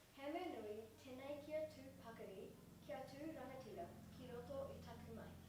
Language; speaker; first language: Māori; non-native, local second language; English